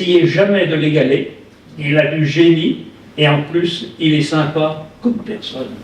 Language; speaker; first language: French; native; French